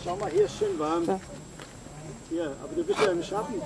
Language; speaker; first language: German; native; German